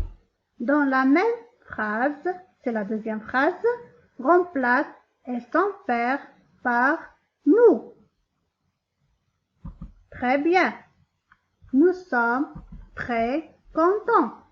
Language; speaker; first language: French; non-native, local second language; Arabic